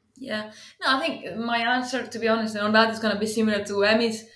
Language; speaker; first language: English; non-native, fluent; Greek